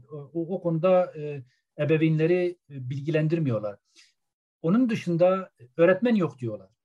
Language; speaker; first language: Turkish; non-native, local second language; Zaza